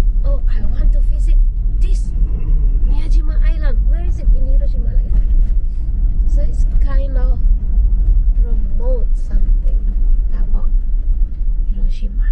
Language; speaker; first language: English; non-native, learner; Indonesian